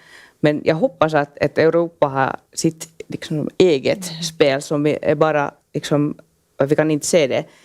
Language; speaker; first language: Swedish; non-native, local second language; Finnish